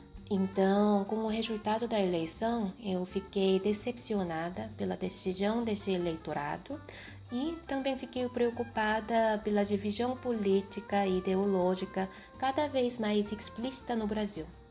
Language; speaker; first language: Portuguese; non-native, fluent; Korean